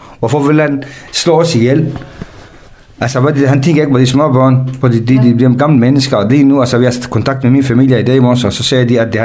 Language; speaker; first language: Danish; non-native, fluent; Kurdish